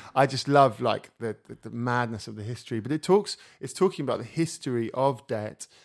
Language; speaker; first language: English; native; English